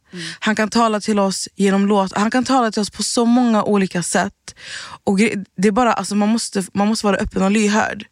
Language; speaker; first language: Swedish; early bilingual, other home language; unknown